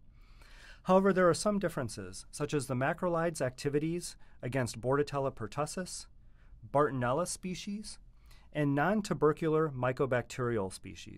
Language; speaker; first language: English; native; English